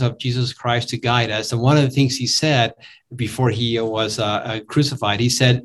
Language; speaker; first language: English; non-native, fluent; Spanish